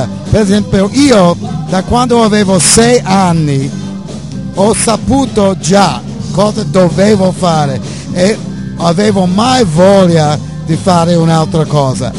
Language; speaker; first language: Italian; non-native, fluent; English